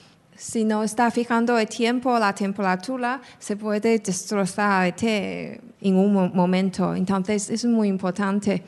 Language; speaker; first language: Spanish; non-native, fluent; Chinese